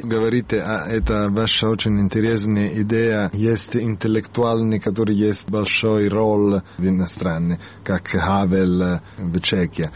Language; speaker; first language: Russian; non-native, learner; Italian